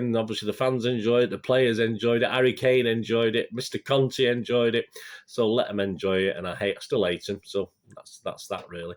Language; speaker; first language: English; native; English